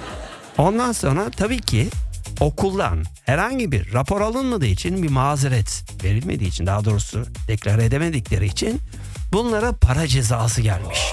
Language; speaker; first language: Turkish; early bilingual, heritage; Turkish